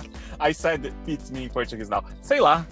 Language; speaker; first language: English; non-native, learner; Portuguese